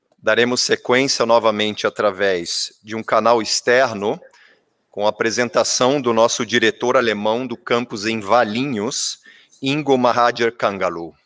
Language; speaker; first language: Portuguese; native; Portuguese